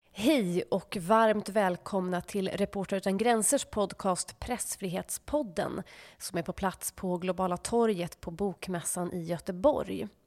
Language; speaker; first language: Swedish; native; Swedish